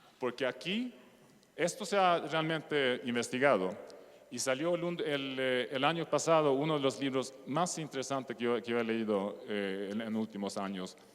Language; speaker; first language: Spanish; non-native, fluent; Swedish